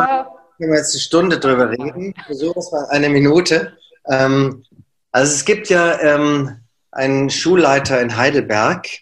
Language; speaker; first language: German; native; German